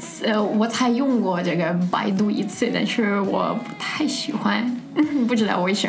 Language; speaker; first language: Chinese; non-native, fluent; Russian